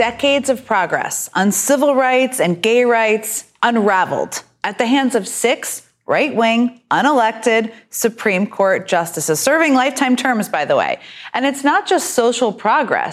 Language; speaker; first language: English; native; English